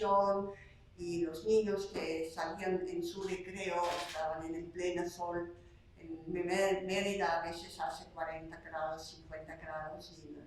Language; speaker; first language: Spanish; non-native, fluent; Slovak